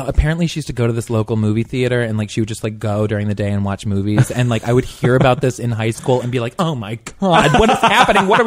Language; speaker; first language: English; native; English